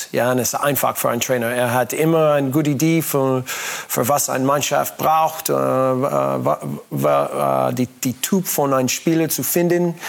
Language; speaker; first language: German; non-native, learner; English